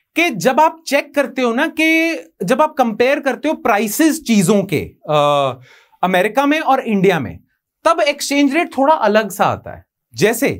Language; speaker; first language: Hindi; native; Hindi